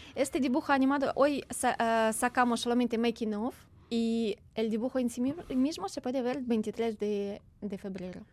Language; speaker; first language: Spanish; non-native, fluent; Ukrainian